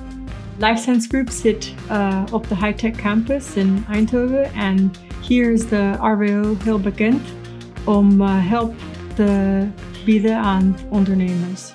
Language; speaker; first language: Dutch; non-native, fluent; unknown